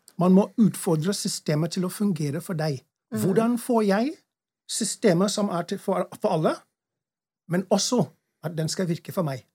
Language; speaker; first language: Norwegian; non-native, fluent; English